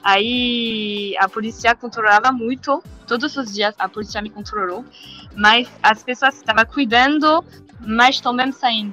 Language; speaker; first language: Portuguese; non-native, learner; French